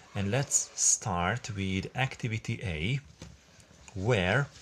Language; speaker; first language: English; non-native, fluent; Hungarian